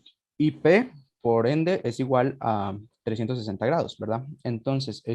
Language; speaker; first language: Spanish; native; Spanish